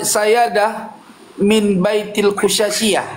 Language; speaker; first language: Arabic; non-native, learner; Indonesian